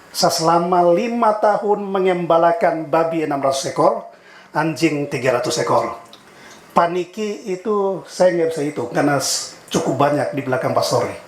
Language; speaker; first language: Indonesian; native; Indonesian